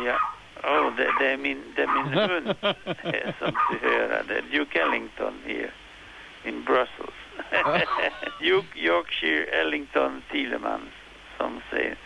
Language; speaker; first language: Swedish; non-native, fluent; French